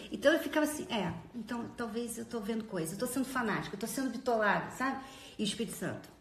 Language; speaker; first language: Portuguese; early bilingual, heritage; Portuguese